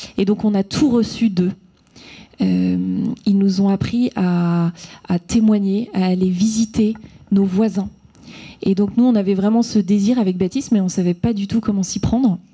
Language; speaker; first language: French; native; French